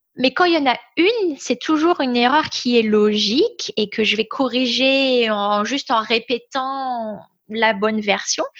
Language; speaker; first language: French; native; French